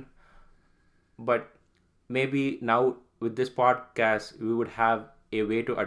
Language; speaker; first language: English; non-native, local second language; Tamil